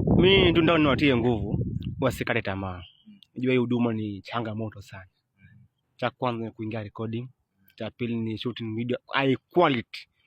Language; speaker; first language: Swahili; native; Swahili